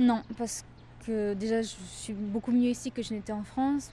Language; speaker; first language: French; native; French